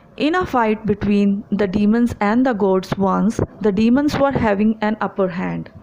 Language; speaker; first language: English; non-native, local second language; Punjabi